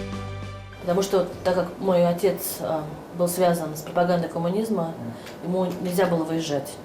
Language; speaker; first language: Russian; native; Russian